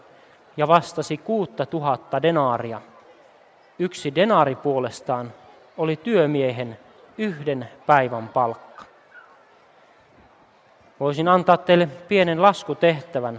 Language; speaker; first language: Finnish; native; Finnish